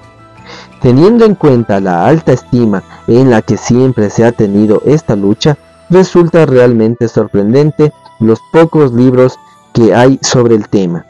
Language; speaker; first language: Spanish; native; Spanish